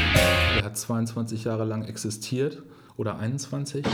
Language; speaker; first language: German; native; German